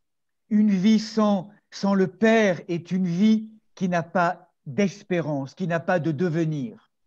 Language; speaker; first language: French; native; French